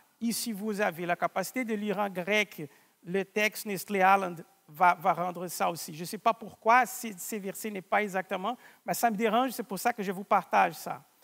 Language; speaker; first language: French; non-native, fluent; Portuguese